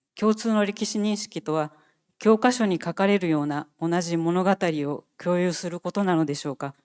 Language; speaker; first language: Japanese; native; Japanese